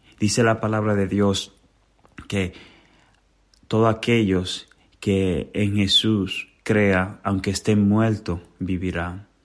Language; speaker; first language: Spanish; native; Spanish